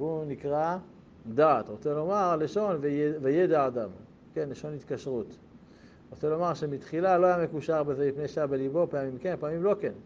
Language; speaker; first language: Hebrew; native; Hebrew